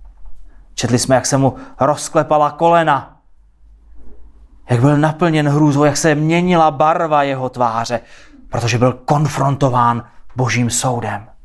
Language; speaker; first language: Czech; native; Czech